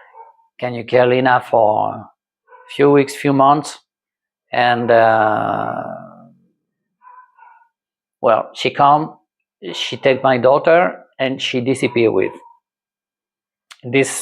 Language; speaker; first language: English; non-native, learner; French